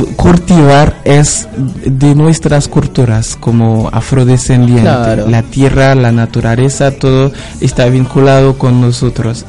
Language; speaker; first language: Spanish; non-native, learner; Haitian Creole